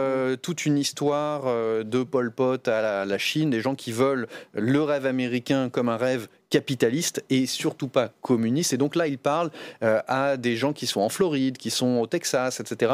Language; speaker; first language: French; native; French